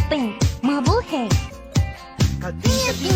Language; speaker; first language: Filipino; non-native, learner; Japanese